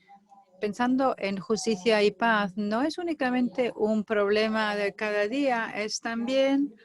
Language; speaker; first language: Spanish; non-native, fluent; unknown